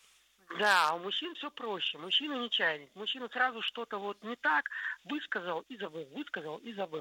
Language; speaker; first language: Russian; native; Russian